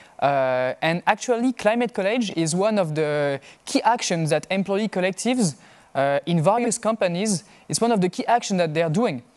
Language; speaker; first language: English; non-native, fluent; French